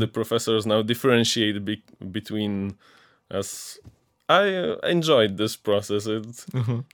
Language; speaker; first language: English; non-native, fluent; Polish